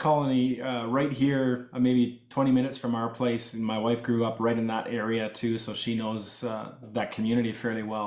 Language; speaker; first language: English; native; English